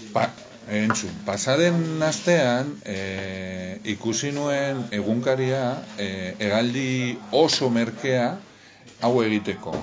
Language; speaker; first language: Basque; non-native, learner; Spanish